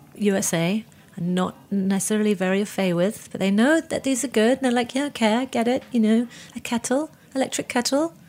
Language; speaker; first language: English; native; English